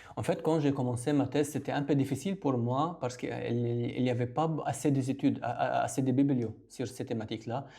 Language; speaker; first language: French; non-native, local second language; Arabic